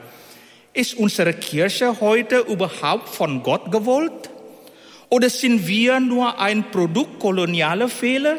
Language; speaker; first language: German; non-native, fluent; Indonesian